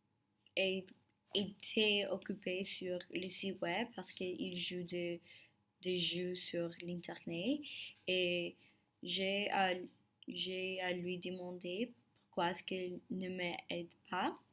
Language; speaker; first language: French; non-native, learner; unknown